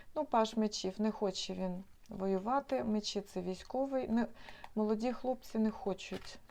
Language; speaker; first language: Ukrainian; non-native, local second language; Russian